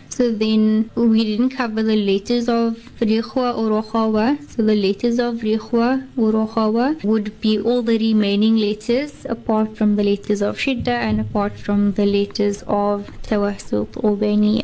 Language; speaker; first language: English; native; English